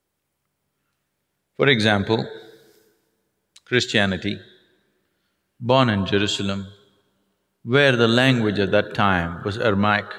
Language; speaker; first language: English; non-native, local second language; Tamil